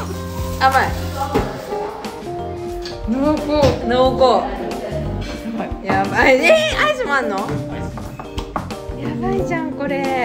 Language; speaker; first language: Japanese; native; Japanese